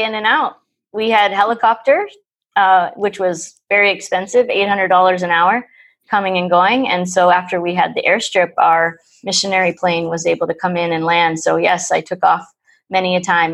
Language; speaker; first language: English; native; English